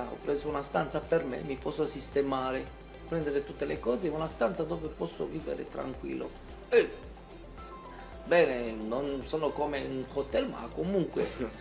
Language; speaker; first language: Italian; non-native, fluent; Romanian